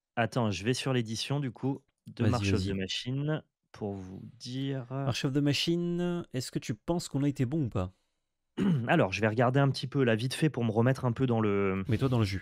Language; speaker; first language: French; native; French